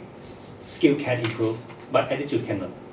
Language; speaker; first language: English; non-native, learner; Thai